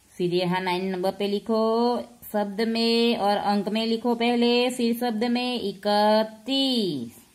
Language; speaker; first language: Hindi; non-native, local second language; Gujarati